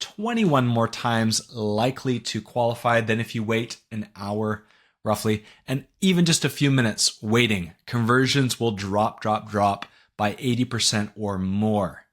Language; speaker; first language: English; native; English